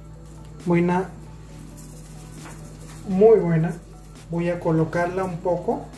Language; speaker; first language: Spanish; non-native, fluent; Hindi